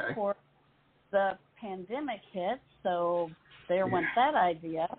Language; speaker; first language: English; native; English